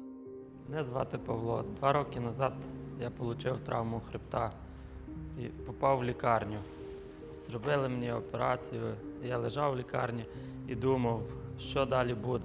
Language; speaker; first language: Ukrainian; native; Ukrainian